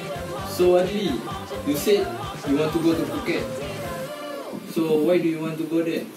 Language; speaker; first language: English; non-native, local second language; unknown